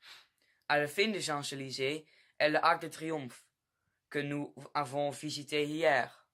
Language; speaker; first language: French; non-native, learner; Dutch